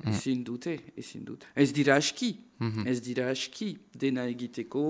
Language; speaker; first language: Basque; non-native, local second language; French